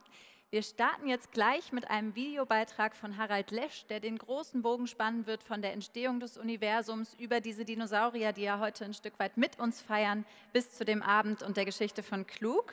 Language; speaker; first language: German; native; German